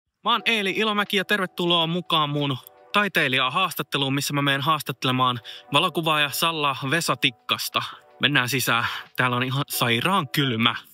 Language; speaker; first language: Finnish; native; Finnish